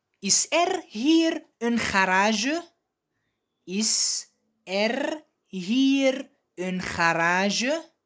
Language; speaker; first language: Dutch; non-native, fluent; Arabic